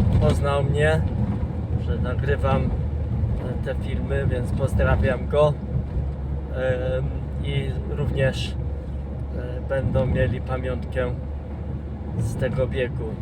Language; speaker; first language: Polish; non-native, fluent; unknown